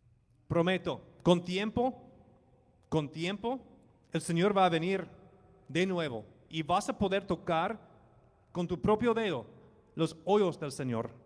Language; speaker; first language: Spanish; non-native, fluent; English